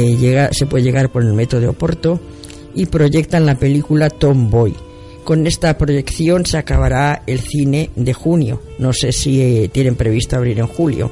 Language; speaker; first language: Spanish; native; Spanish